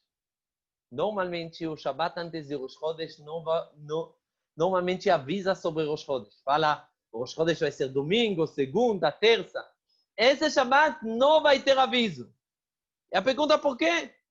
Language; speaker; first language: Portuguese; non-native, fluent; Hebrew